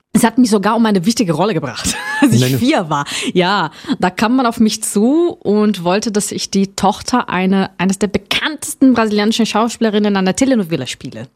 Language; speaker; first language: German; non-native, fluent; Portuguese